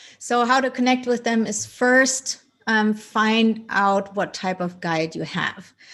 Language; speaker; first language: English; non-native, fluent; German